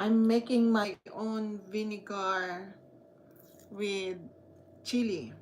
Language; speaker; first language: English; non-native, learner; Filipino